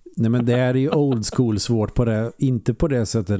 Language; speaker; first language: Swedish; native; Swedish